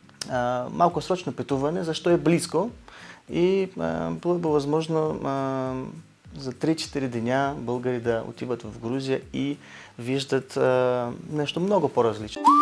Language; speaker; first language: Bulgarian; non-native, learner; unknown